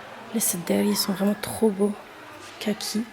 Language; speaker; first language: French; native; French